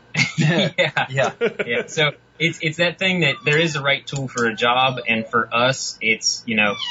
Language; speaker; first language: English; native; English